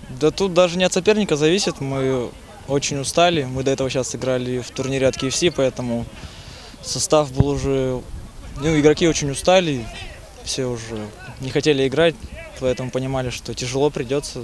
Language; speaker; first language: Russian; native; Russian